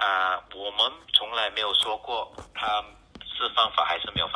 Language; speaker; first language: Chinese; native; Chinese